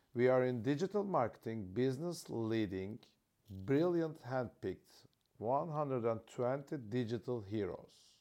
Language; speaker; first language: English; non-native, fluent; Turkish